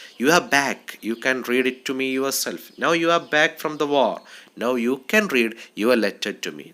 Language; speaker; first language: English; non-native, local second language; Malayalam